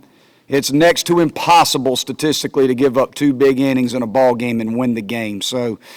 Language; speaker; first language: English; native; English